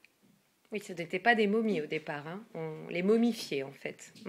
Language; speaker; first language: French; native; French